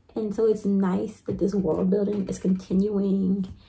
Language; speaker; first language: English; native; English